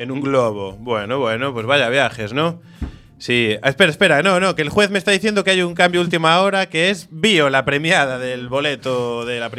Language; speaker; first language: Spanish; native; Spanish